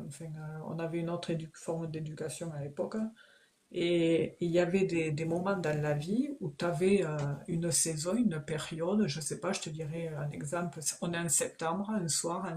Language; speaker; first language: French; native; French